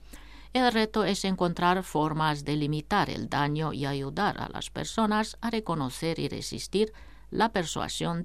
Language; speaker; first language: Spanish; non-native, fluent; Romanian